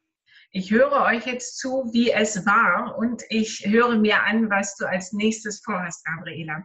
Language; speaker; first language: German; native; German